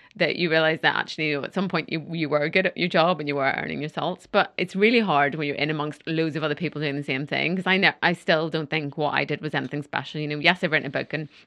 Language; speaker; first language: English; native; English